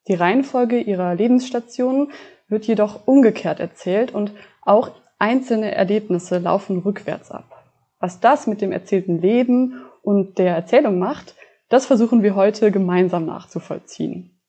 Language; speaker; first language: German; native; German